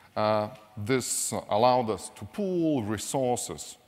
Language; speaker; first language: English; non-native, fluent; Lithuanian